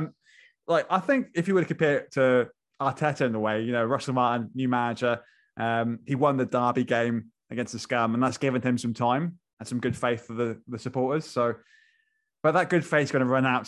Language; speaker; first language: English; native; English